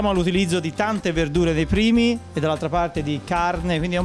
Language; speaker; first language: Italian; native; Italian